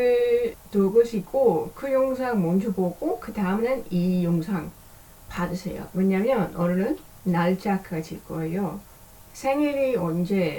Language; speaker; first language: Korean; non-native, learner; Dutch